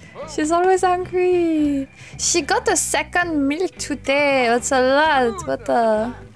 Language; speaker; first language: English; non-native, fluent; French